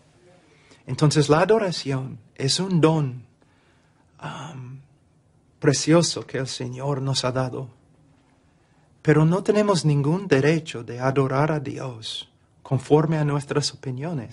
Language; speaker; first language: Spanish; non-native, fluent; English